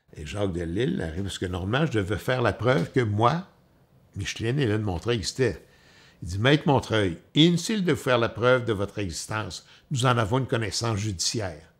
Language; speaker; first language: French; native; French